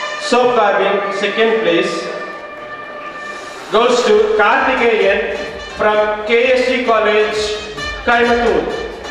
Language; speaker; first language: English; non-native, local second language; Tamil